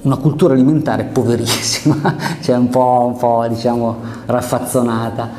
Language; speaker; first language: Italian; native; Italian